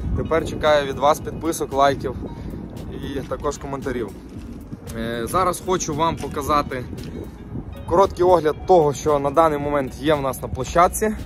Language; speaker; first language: Ukrainian; non-native, local second language; Russian